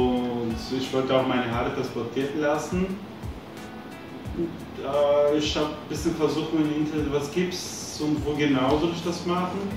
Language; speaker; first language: German; non-native, learner; Bulgarian